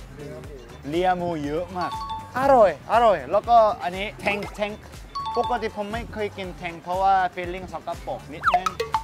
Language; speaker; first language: Thai; non-native, fluent; Korean